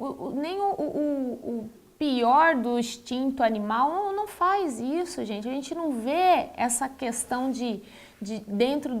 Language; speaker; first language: Portuguese; native; Portuguese